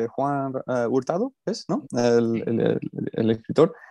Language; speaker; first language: Spanish; early bilingual, heritage; Spanish